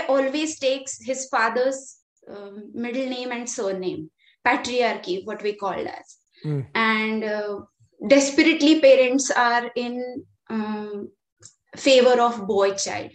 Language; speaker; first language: English; non-native, local second language; Marathi